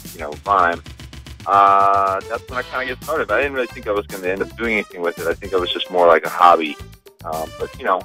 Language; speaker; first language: English; native; English